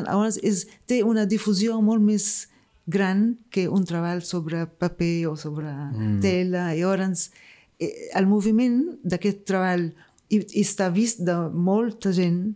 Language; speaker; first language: Catalan; non-native, fluent; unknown